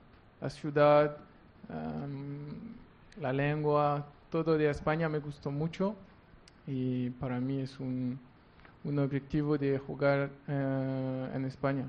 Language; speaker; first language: Spanish; non-native, learner; French